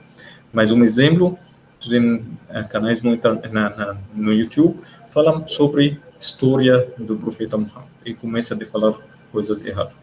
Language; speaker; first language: Portuguese; non-native, learner; Arabic